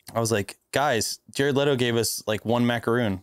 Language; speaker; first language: English; native; English